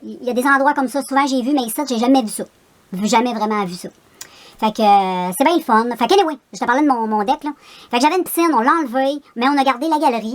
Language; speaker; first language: French; native; French